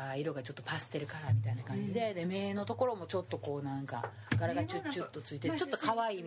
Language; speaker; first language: Japanese; native; Japanese